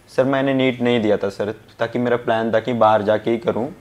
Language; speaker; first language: Hindi; native; Hindi